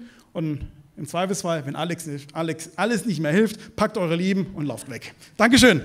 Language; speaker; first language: German; native; German